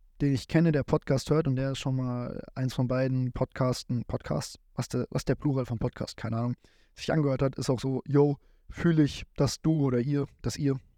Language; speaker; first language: German; native; German